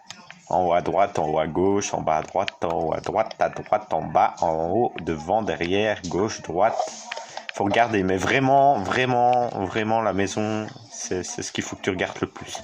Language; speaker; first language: French; native; French